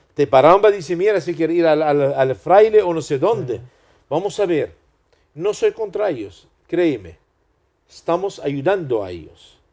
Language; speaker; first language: Spanish; non-native, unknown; Arabic